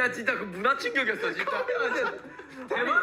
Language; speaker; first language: Korean; native; Korean